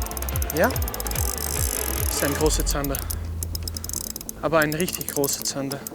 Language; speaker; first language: German; non-native, learner; Dutch